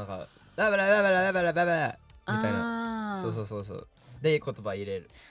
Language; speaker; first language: Japanese; non-native, fluent; English